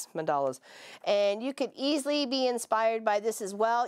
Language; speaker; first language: English; native; English